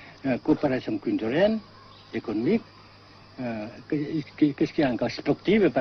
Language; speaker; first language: French; non-native, fluent; Vietnamese